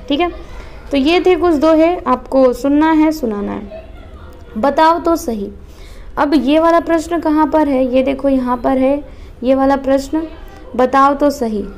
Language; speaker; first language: Hindi; non-native, local second language; Marathi